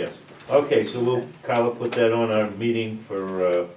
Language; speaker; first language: English; native; English